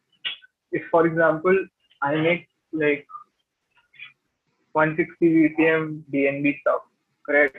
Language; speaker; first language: English; non-native, local second language; Hindi